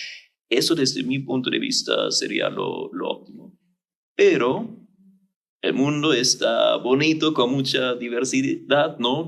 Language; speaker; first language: Spanish; non-native, fluent; German